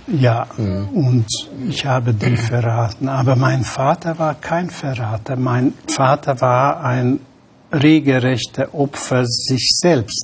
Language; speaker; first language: German; non-native, fluent; Hungarian